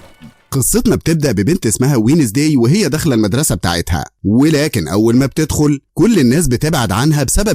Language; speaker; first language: Arabic; native; Arabic